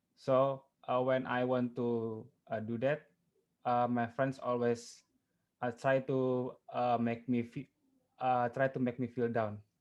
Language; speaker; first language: English; non-native, learner; Indonesian